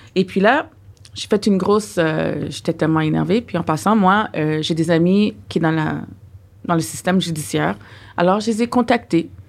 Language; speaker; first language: French; non-native, fluent; English